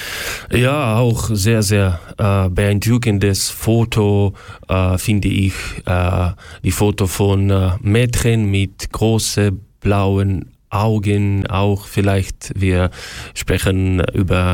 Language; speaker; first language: German; non-native, learner; Ukrainian